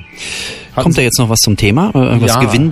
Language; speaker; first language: German; native; German